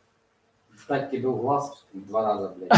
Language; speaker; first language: Russian; native; Russian